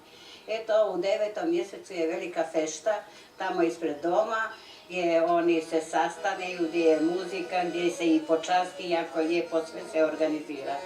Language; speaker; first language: Croatian; native; Croatian